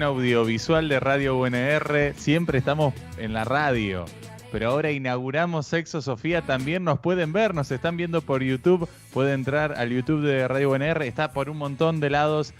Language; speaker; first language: Spanish; native; Spanish